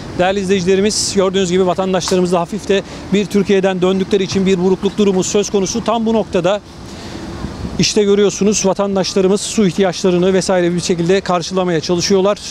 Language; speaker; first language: Turkish; native; Turkish